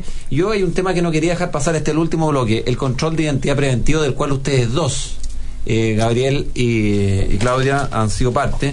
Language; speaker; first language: Spanish; native; Spanish